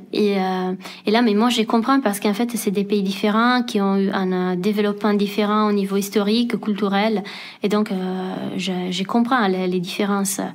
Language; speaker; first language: French; non-native, fluent; Italian